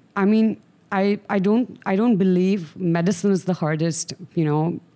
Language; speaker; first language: English; non-native, local second language; Sindhi